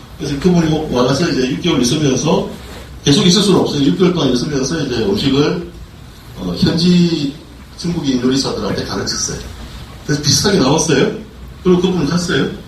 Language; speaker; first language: Korean; native; Korean